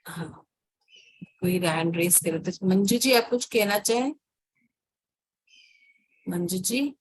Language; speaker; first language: Hindi; native; Hindi